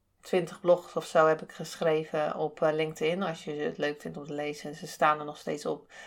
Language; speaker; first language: Dutch; native; Dutch